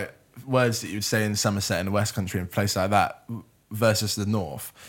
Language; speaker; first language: English; native; English